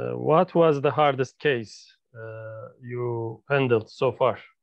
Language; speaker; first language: English; non-native, fluent; Turkish